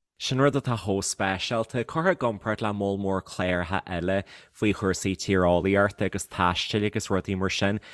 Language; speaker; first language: Irish; native; Irish